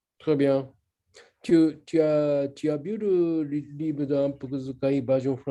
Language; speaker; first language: French; non-native, learner; Japanese